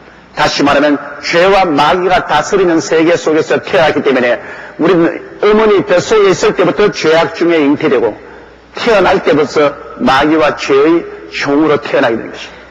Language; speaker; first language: Korean; native; Korean